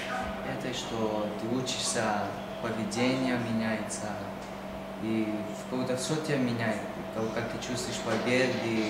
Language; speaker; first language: Russian; early bilingual, heritage; Hebrew